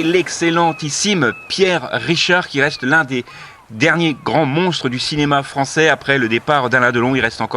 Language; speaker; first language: French; native; French